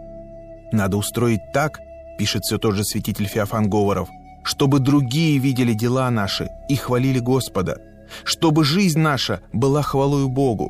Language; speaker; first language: Russian; native; Russian